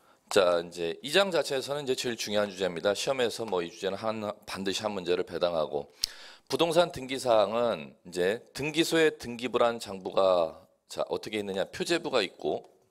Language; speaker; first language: Korean; native; Korean